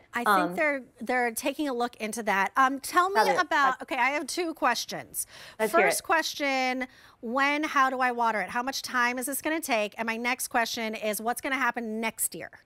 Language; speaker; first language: English; native; English